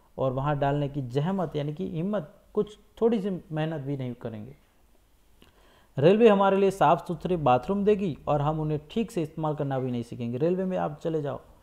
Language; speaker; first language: Hindi; non-native, local second language; Gujarati